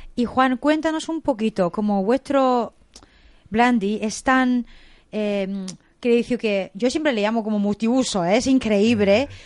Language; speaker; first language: Spanish; non-native, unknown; Chinese